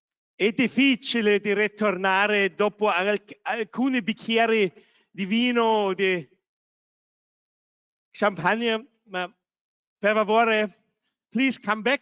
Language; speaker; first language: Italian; non-native, learner; German